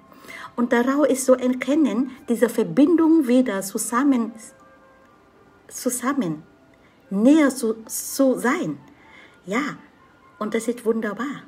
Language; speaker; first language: German; non-native, learner; Vietnamese